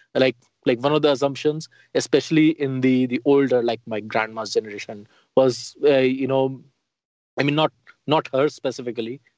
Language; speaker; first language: English; non-native, local second language; Hindi